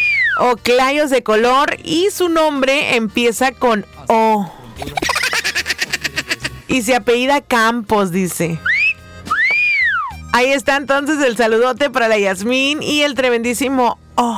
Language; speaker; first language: Spanish; native; Spanish